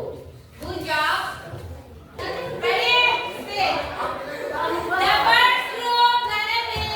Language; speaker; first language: English; non-native, learner; Indonesian